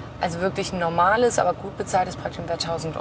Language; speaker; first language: German; native; German